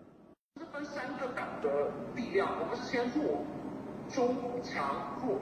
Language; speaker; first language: Chinese; native; Chinese